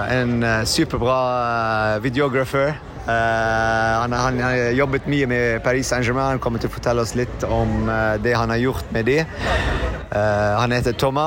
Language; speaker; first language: Norwegian; non-native, fluent; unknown